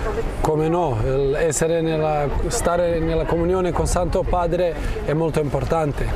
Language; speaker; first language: Italian; non-native, fluent; Croatian